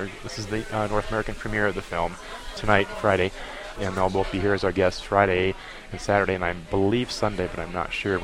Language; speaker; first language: English; native; English